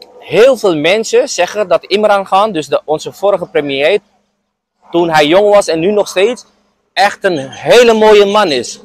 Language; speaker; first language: Dutch; non-native, fluent; Urdu